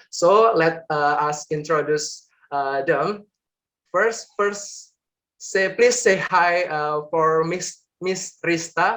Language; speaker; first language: English; non-native, learner; Indonesian